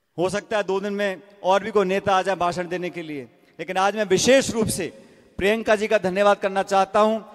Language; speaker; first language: Hindi; native; Hindi